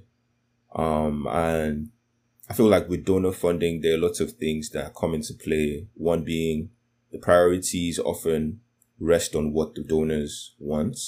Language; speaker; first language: English; non-native, local second language; Yoruba